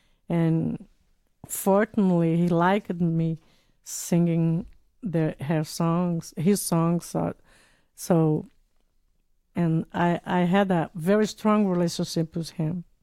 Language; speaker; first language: English; non-native, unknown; Portuguese